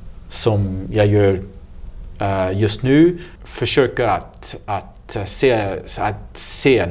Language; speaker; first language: Swedish; non-native, learner; English